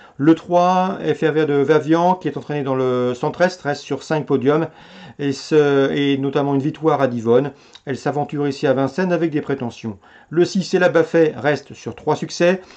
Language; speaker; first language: French; native; French